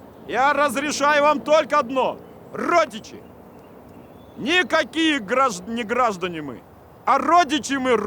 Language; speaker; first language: Russian; native; Russian